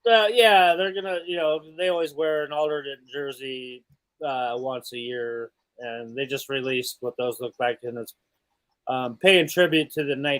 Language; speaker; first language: English; native; English